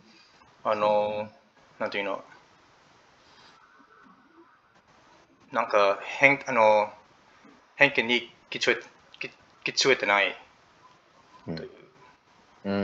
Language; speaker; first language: Japanese; non-native, learner; English